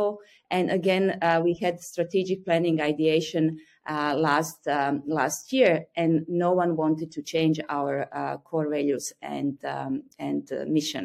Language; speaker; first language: English; non-native, fluent; Croatian